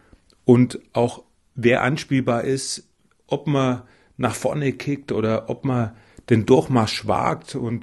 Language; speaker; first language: German; native; German